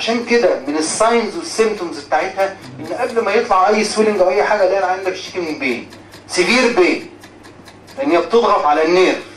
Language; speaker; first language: Arabic; native; Arabic